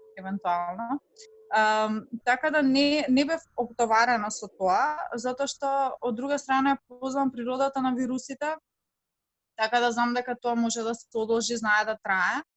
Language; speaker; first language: Macedonian; native; Macedonian